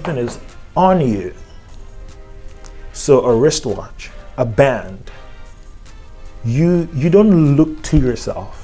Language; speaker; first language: English; non-native, local second language; Yoruba